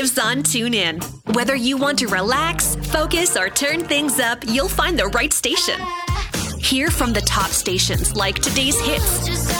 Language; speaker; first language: English; non-native, local second language; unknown